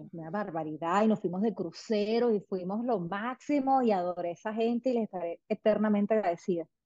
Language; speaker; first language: Spanish; native; Spanish